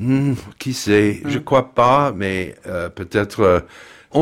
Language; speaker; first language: French; non-native, fluent; English